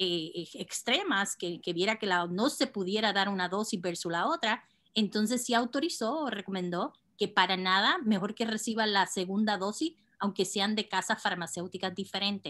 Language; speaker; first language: Spanish; native; Spanish